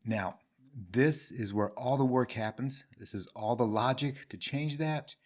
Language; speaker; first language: English; native; English